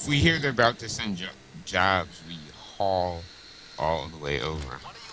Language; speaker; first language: English; native; English